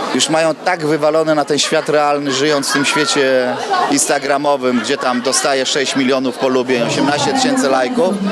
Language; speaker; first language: Polish; native; Polish